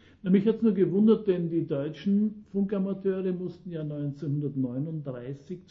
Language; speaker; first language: German; native; German